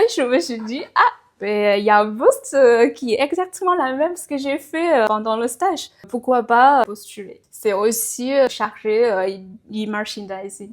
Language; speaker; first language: French; non-native, fluent; Chinese